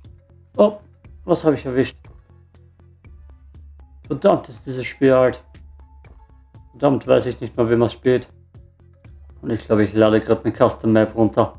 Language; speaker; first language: German; native; German